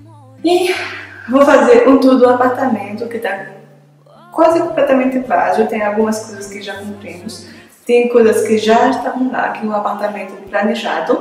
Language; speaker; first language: Portuguese; non-native, fluent; French